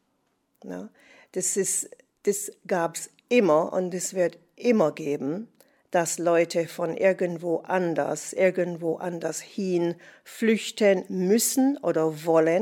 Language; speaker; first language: German; non-native, fluent; English